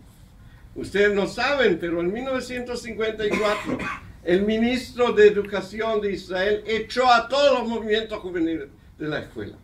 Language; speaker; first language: Spanish; non-native, fluent; Hebrew